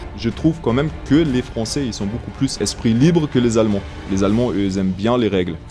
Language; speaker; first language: French; non-native, fluent; German